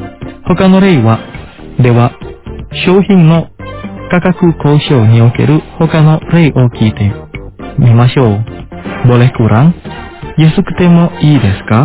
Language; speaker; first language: Japanese; non-native, fluent; Indonesian